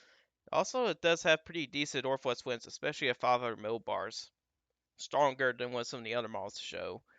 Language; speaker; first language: English; native; English